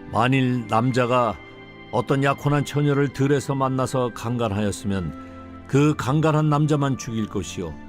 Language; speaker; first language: Korean; native; Korean